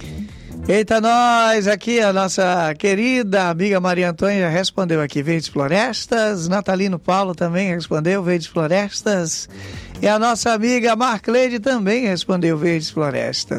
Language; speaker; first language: Portuguese; native; Portuguese